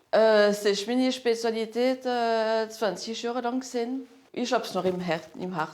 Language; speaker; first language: German; non-native, local second language; French